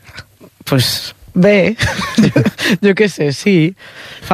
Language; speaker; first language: Catalan; non-native, learner; Spanish